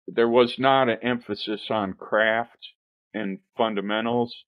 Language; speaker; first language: English; native; English